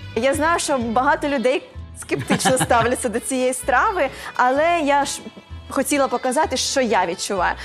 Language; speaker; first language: Ukrainian; native; Ukrainian